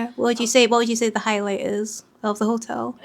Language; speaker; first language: English; native; English